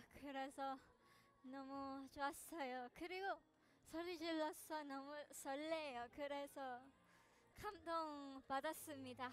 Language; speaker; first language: Korean; non-native, learner; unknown